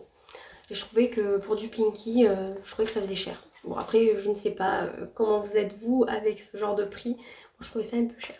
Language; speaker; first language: French; native; French